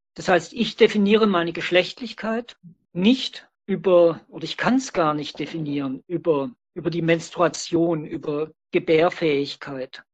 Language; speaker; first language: German; native; German